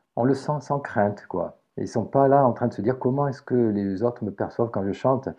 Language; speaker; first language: French; native; French